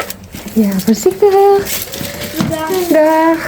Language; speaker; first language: Dutch; non-native, fluent; Filipino